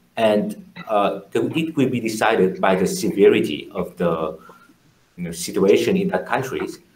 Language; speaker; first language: English; non-native, fluent; Vietnamese